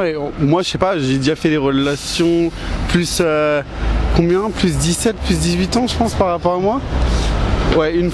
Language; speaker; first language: French; native; French